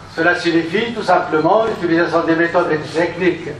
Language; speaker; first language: French; non-native, local second language; Arabic